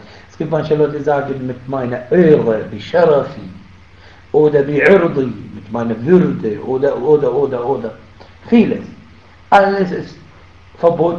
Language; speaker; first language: German; non-native, fluent; Arabic